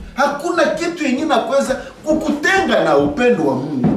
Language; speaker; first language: French; non-native, local second language; Swahili